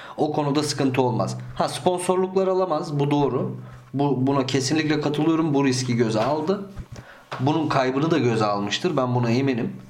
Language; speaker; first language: Turkish; early bilingual, heritage; Turkish